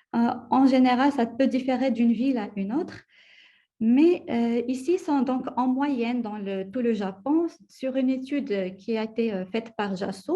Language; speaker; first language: French; non-native, local second language; Arabic